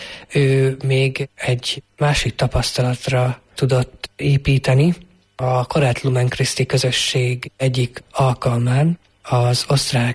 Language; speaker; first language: Hungarian; native; Hungarian